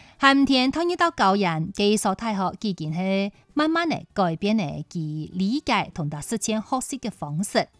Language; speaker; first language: Chinese; non-native, local second language; Cantonese